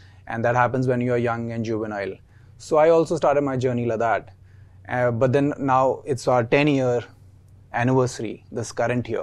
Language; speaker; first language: English; non-native, local second language; Hindi